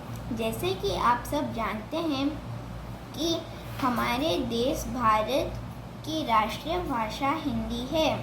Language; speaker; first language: Hindi; non-native, local second language; Odia